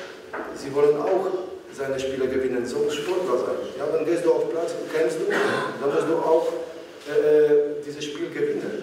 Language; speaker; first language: German; non-native, learner; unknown